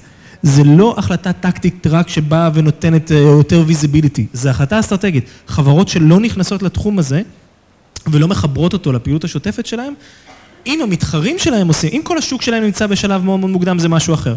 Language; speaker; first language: Hebrew; native; Hebrew